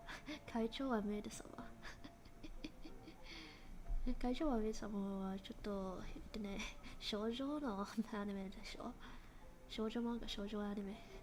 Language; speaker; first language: Japanese; non-native, learner; English